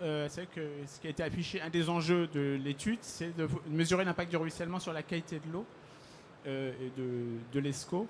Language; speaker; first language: French; native; French